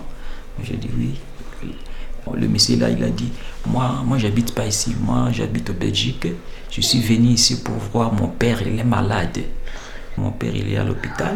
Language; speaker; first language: French; non-native, local second language; Lingala